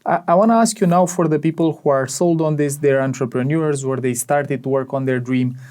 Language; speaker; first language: English; non-native, fluent; Romanian